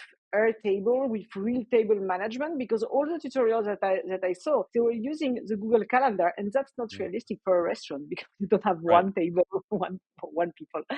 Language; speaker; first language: English; non-native, fluent; French